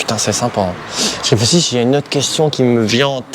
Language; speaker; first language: French; native; French